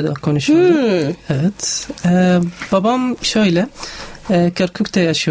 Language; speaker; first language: Turkish; non-native, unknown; Arabic